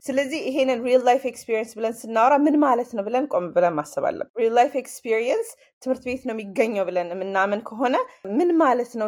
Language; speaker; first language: Amharic; early bilingual, heritage; Amharic